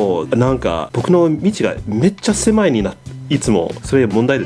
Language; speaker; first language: Japanese; non-native, learner; English